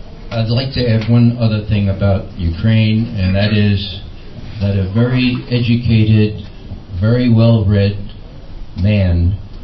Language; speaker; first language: English; native; English